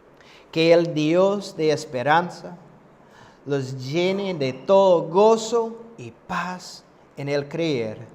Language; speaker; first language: Spanish; non-native, fluent; English